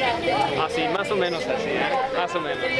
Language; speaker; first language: Spanish; non-native, fluent; English